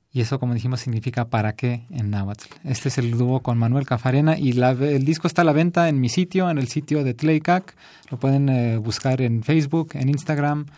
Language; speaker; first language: Spanish; early bilingual, heritage; Spanish